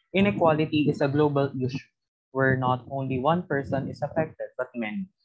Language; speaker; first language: English; non-native, local second language; Filipino